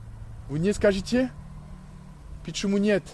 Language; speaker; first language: Russian; non-native, learner; French